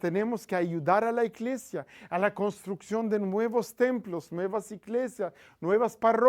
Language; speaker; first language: Spanish; non-native, fluent; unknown